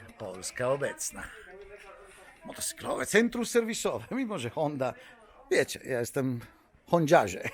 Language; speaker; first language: Polish; non-native, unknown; Italian